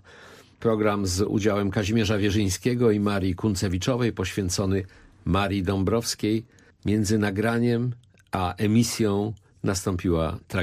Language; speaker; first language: Polish; native; Polish